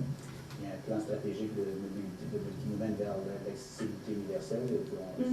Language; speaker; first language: French; native; French